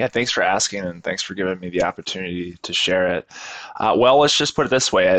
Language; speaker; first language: English; native; English